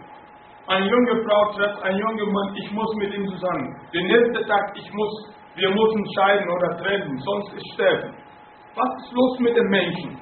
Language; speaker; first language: German; non-native, fluent; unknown